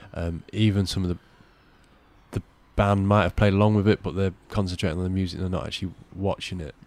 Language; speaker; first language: English; native; English